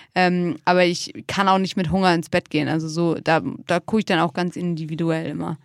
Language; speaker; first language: German; native; German